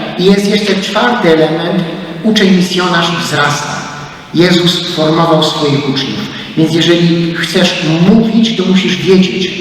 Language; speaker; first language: Polish; native; Polish